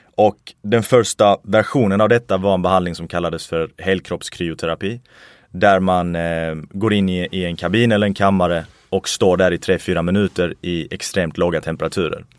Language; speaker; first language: Swedish; native; Swedish